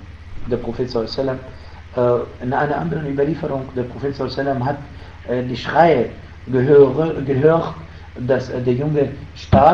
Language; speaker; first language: German; non-native, fluent; Arabic